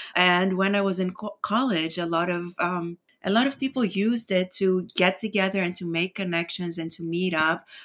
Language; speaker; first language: English; non-native, fluent; Greek